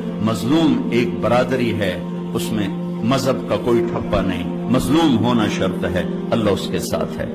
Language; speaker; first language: Urdu; non-native, local second language; Punjabi